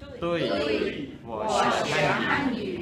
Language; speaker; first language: Chinese; non-native, learner; Thai